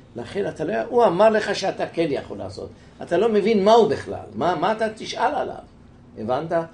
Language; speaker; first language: Hebrew; native; Hebrew